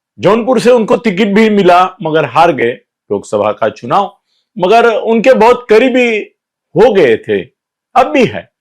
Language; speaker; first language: Hindi; native; Hindi